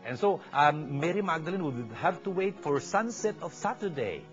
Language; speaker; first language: English; non-native, local second language; Filipino